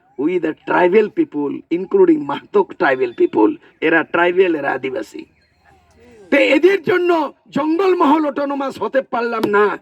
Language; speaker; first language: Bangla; non-native, local second language; Santali